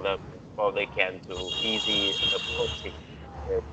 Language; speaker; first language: English; non-native, learner; Vietnamese